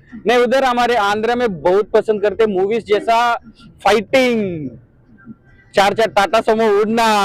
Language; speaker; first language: Hindi; non-native, local second language; Telugu